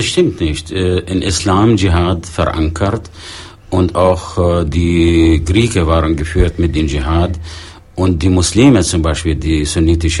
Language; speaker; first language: German; non-native, fluent; Arabic